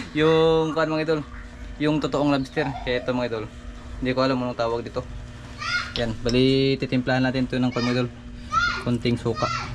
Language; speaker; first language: Filipino; non-native, local second language; Cebuano